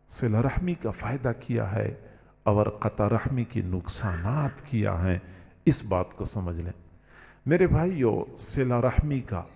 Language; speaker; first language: Urdu; non-native, local second language; Punjabi